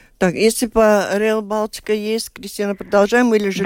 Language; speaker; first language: Russian; native; Russian